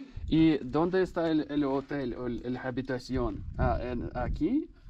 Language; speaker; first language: Spanish; non-native, learner; English